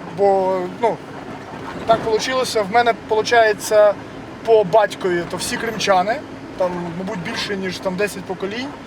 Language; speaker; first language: Ukrainian; native; Ukrainian